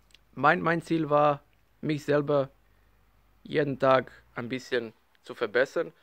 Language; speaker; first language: German; non-native, learner; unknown